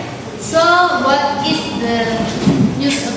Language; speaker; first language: English; non-native, learner; Indonesian